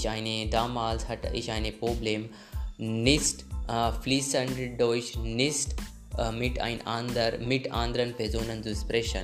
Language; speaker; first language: German; non-native, learner; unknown